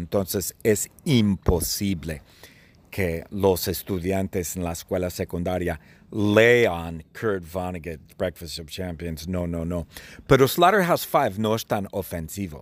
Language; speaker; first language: Spanish; non-native, fluent; English